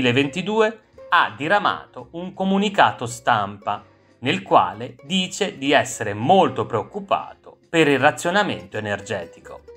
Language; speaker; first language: Italian; native; Italian